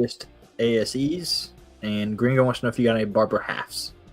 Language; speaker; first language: English; native; English